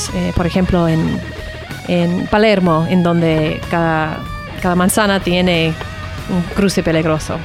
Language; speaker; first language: Spanish; non-native, learner; English